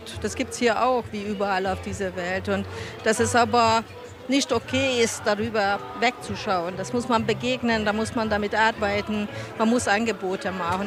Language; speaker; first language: German; non-native, fluent; Hungarian